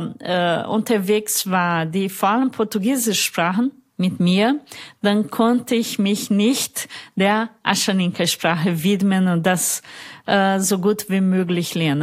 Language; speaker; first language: German; non-native, fluent; Portuguese